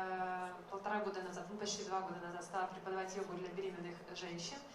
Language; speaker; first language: Russian; native; Russian